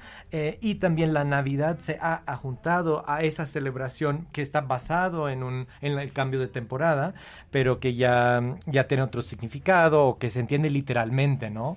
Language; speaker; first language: Spanish; non-native, fluent; English